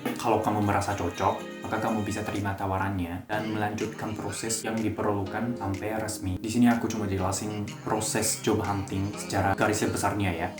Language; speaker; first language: Indonesian; non-native, fluent; Japanese